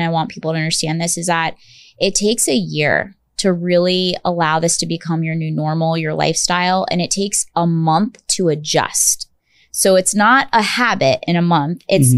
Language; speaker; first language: English; native; English